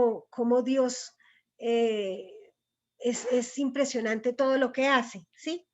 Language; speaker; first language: Spanish; native; Spanish